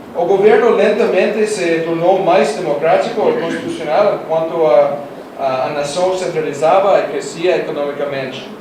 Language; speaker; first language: Portuguese; non-native, learner; Russian